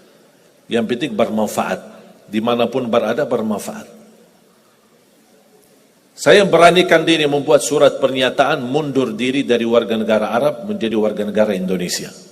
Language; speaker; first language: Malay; non-native, fluent; Arabic